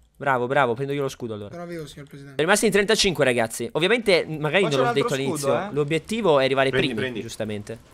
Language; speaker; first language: Italian; native; Italian